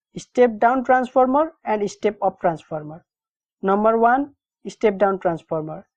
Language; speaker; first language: English; non-native, local second language; Nepali